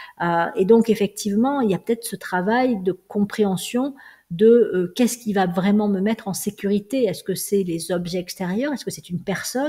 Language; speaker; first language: French; native; French